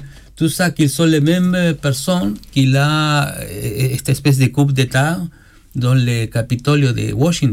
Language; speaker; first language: French; non-native, learner; Spanish